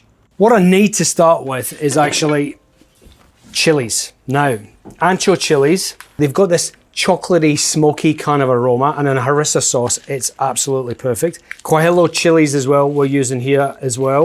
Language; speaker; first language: English; native; English